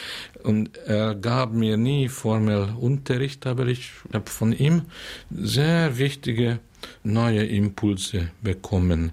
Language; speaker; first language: German; non-native, fluent; Hungarian